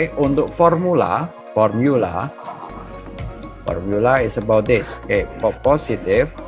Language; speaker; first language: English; non-native, fluent; Indonesian